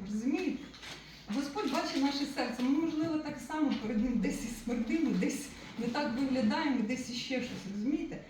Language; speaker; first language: Ukrainian; non-native, local second language; Russian